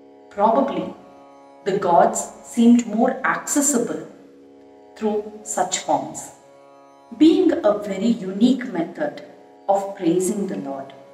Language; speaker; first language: English; non-native, local second language; Tamil